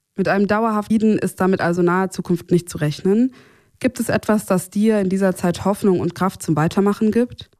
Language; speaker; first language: German; native; German